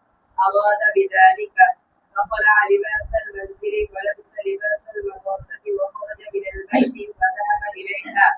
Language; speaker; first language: Arabic; non-native, learner; Bangla